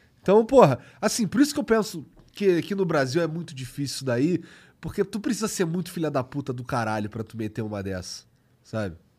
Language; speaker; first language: Portuguese; native; Portuguese